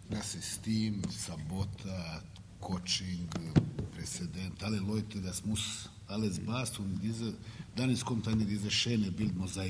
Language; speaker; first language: German; non-native, learner; Serbian